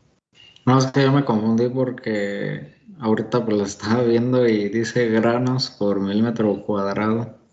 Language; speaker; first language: Spanish; native; Spanish